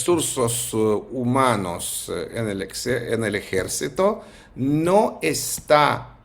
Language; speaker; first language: Spanish; non-native, fluent; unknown